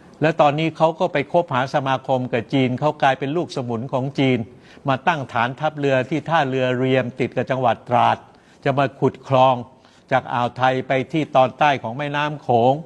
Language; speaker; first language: Thai; native; Thai